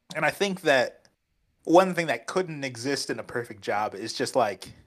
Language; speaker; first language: English; native; English